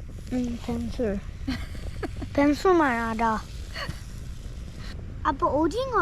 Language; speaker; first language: Korean; early bilingual, heritage; Korean